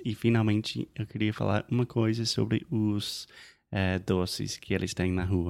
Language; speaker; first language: Portuguese; non-native, fluent; English